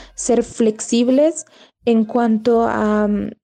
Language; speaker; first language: Spanish; native; Spanish